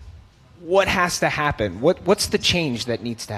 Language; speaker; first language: English; native; English